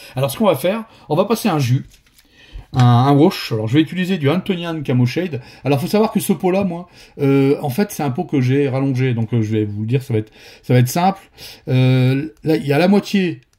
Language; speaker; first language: French; native; French